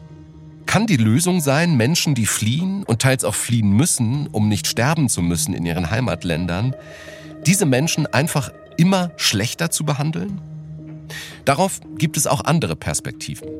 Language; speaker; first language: German; native; German